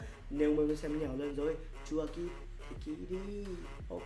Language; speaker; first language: Vietnamese; non-native, learner; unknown